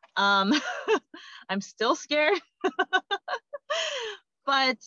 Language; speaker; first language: English; non-native, fluent; Korean